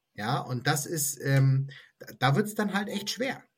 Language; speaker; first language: German; native; German